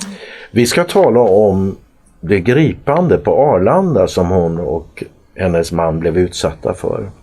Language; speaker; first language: Swedish; native; Swedish